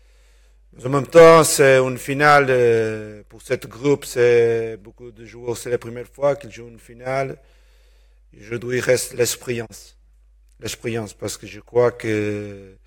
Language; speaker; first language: French; non-native, learner; Portuguese